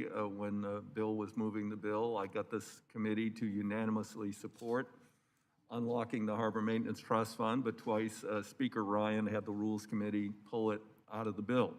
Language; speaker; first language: English; native; English